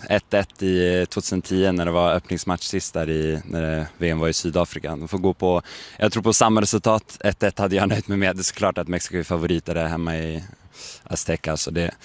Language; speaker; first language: Swedish; early bilingual, other home language; English